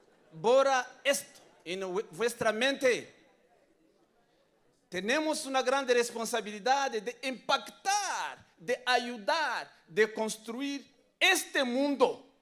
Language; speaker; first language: Spanish; non-native, learner; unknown